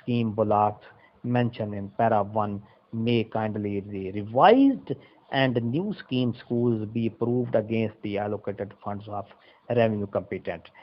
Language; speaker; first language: English; non-native, local second language; Urdu